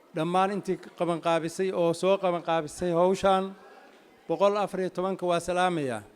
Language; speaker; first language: Somali; native; Somali